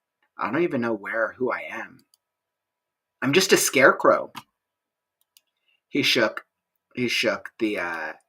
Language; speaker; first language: English; native; English